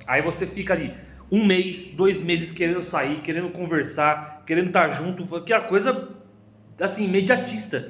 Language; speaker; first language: Portuguese; native; Portuguese